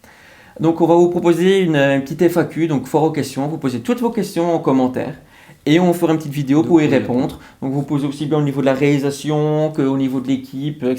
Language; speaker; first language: French; native; French